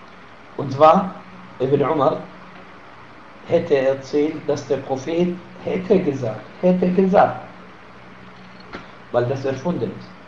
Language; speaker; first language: German; non-native, fluent; Arabic